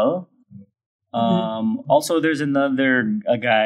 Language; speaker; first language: English; non-native, local second language; Filipino